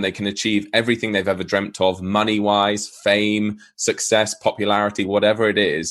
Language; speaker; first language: English; native; English